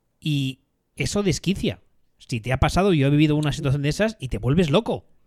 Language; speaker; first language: Spanish; native; Spanish